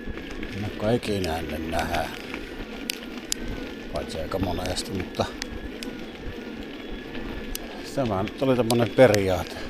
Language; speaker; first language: Finnish; native; Finnish